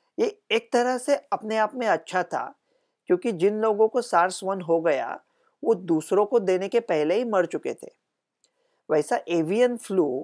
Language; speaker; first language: Hindi; non-native, local second language; Marathi